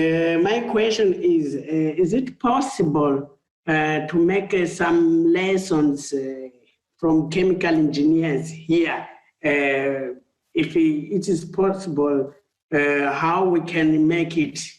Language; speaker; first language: English; non-native, learner; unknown